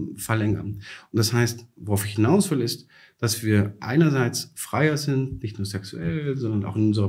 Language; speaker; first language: German; native; German